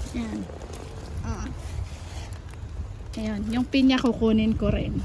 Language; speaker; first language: Filipino; native; Filipino